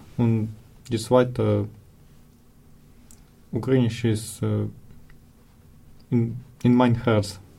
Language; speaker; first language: German; non-native, learner; Ukrainian